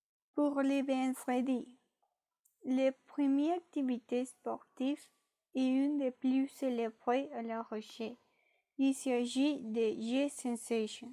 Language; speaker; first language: French; non-native, learner; Spanish